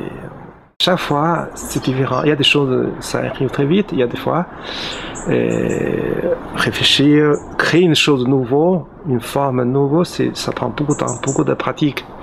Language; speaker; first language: French; non-native, learner; Chinese